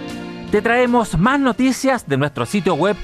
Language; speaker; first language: Spanish; native; Spanish